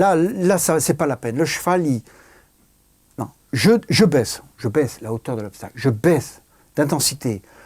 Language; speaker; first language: French; native; French